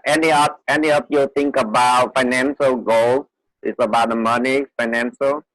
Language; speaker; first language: English; non-native, fluent; Vietnamese